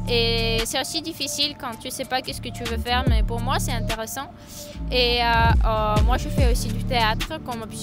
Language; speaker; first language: French; non-native, fluent; Ukrainian